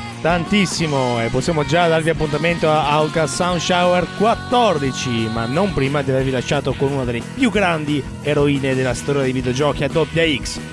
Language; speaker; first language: Italian; native; Italian